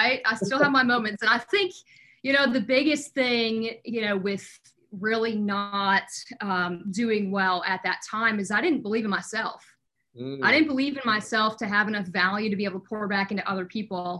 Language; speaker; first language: English; native; English